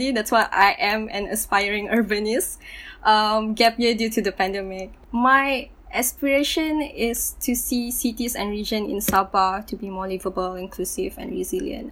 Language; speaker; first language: English; non-native, local second language; Malay